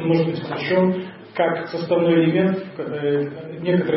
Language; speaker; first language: Russian; native; Russian